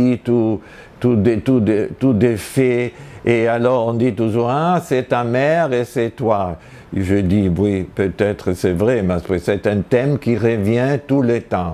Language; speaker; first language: French; non-native, fluent; Spanish